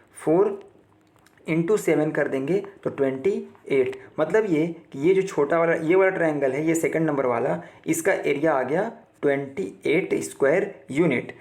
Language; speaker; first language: Hindi; native; Hindi